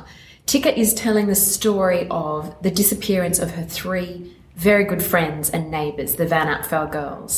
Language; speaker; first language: English; native; English